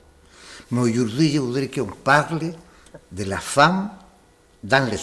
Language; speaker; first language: French; non-native, fluent; Spanish